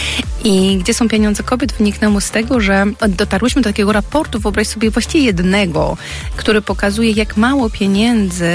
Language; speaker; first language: Polish; native; Polish